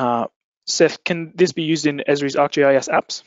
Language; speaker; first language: English; native; English